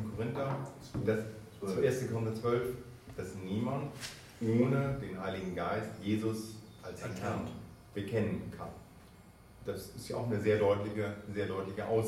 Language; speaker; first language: German; native; German